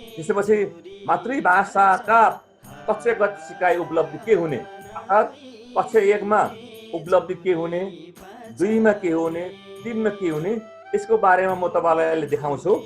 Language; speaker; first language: Nepali; non-native, local second language; Eastern Tamang